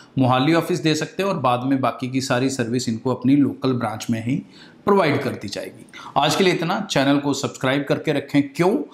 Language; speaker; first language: Hindi; non-native, local second language; Punjabi